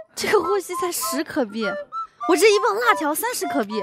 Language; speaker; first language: Chinese; native; Chinese